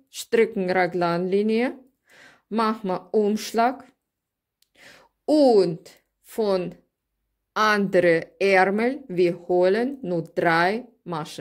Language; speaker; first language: German; non-native, learner; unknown